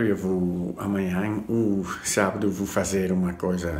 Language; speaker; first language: Portuguese; non-native, fluent; Dutch